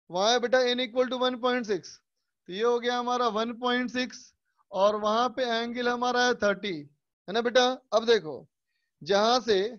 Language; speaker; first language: Hindi; native; Hindi